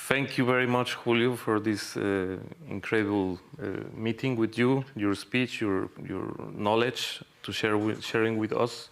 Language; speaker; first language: English; non-native, fluent; Spanish